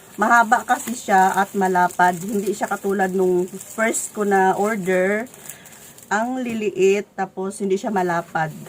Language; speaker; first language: Filipino; non-native, local second language; Cebuano